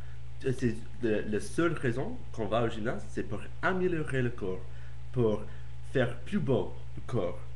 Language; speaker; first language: French; non-native, learner; English